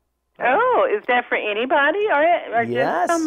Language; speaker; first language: English; native; English